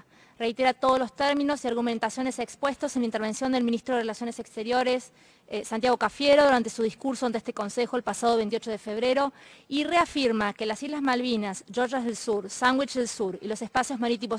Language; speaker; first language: Spanish; native; Spanish